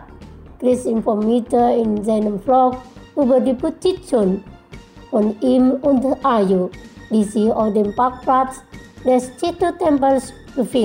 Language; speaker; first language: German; non-native, learner; Indonesian